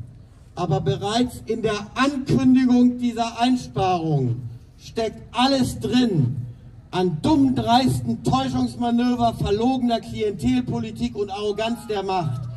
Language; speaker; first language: German; native; German